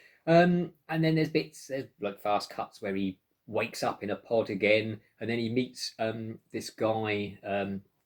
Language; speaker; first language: English; native; English